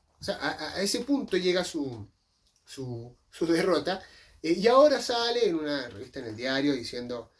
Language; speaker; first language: Spanish; native; Spanish